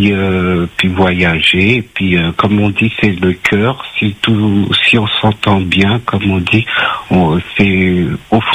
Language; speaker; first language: French; native; French